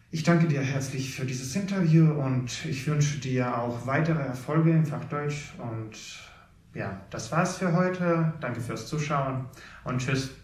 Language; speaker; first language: German; non-native, fluent; Russian